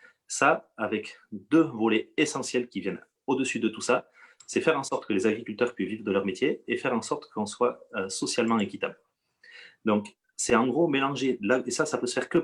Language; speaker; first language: French; native; French